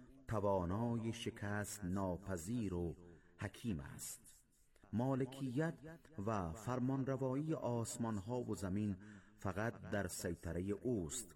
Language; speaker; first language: Persian; native; Persian